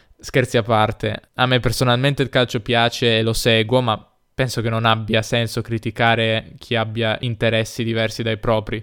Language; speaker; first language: Italian; native; Italian